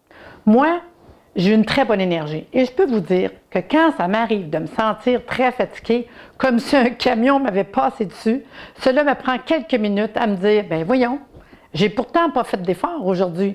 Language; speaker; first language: French; native; French